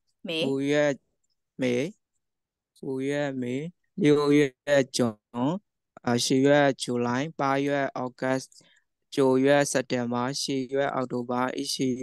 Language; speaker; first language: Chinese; non-native, learner; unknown